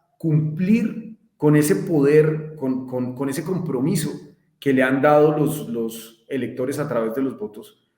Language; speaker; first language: Spanish; native; Spanish